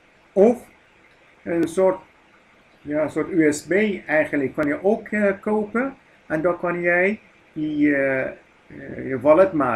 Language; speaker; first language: Dutch; non-native, fluent; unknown